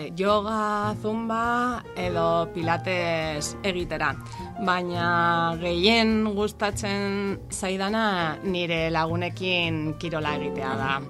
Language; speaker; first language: Basque; non-native, local second language; Spanish